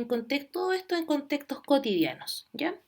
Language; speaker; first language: Spanish; native; Spanish